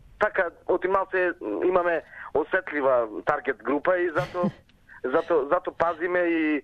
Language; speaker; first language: Macedonian; native; Macedonian